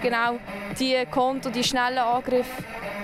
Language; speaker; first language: German; native; German